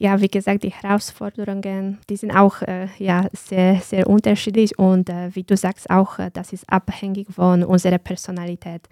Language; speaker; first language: German; non-native, fluent; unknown